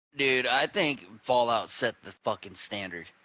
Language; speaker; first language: English; native; English